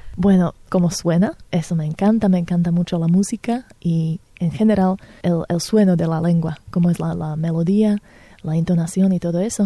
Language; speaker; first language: Spanish; non-native, fluent; Slovak